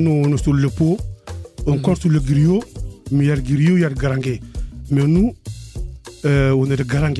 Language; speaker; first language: French; early bilingual, other home language; Soninke